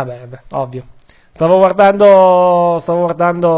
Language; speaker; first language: Italian; native; Italian